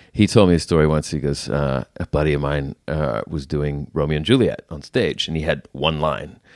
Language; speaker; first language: English; native; English